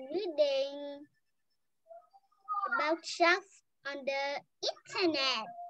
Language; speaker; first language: English; non-native, learner; Vietnamese